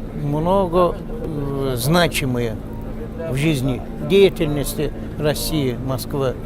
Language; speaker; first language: Russian; non-native, local second language; Tatar